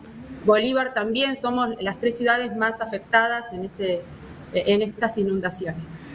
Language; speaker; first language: Spanish; native; Spanish